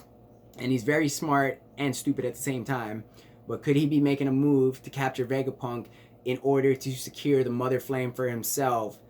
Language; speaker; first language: English; native; English